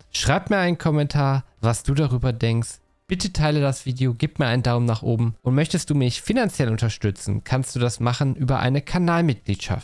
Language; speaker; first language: German; native; German